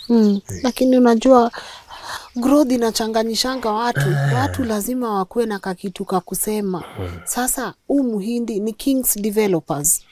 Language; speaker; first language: Swahili; native; Swahili